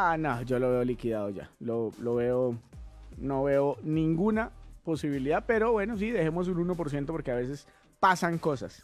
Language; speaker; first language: Spanish; native; Spanish